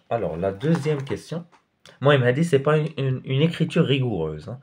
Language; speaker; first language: French; non-native, local second language; Arabic